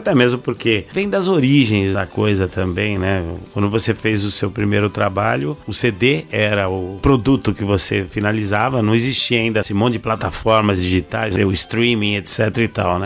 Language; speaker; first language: Portuguese; native; Portuguese